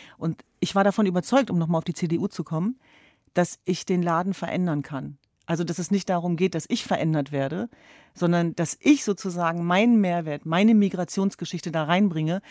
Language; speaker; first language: German; early bilingual, other home language; Kurdish